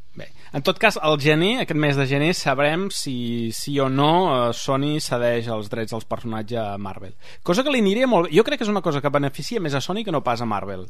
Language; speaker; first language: Catalan; native; Catalan